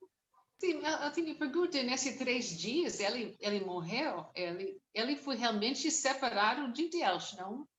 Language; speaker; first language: Portuguese; non-native, learner; English